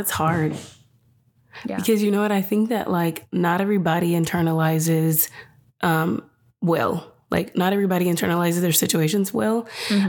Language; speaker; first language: English; native; English